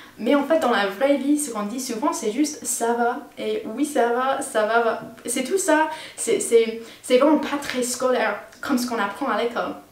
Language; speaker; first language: French; non-native, fluent; English